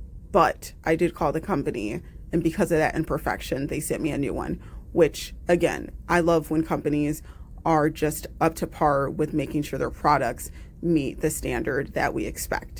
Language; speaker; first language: English; native; English